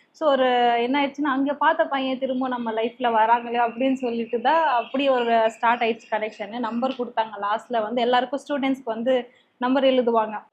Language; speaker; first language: Tamil; non-native, fluent; Nepali